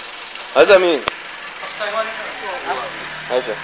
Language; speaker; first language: Arabic; non-native, learner; Tamil